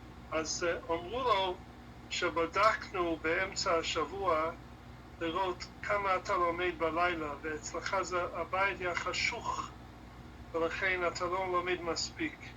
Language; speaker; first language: Hebrew; non-native, fluent; English